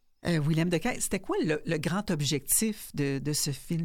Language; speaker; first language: French; native; French